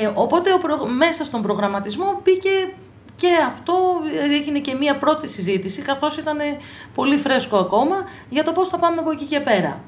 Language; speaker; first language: Greek; native; Greek